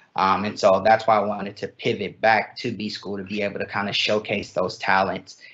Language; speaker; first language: English; native; English